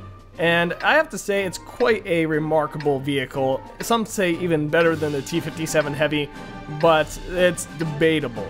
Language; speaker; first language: English; native; English